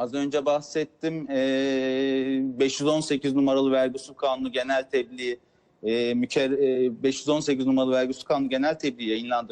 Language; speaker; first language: Turkish; native; Turkish